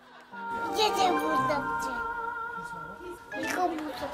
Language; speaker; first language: Korean; native; Korean